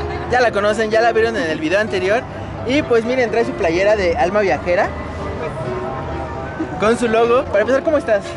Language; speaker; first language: Spanish; native; Spanish